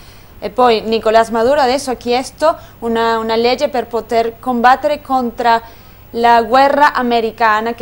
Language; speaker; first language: Italian; non-native, fluent; Spanish